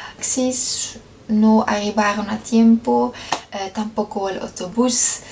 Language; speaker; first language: Spanish; non-native, learner; Dutch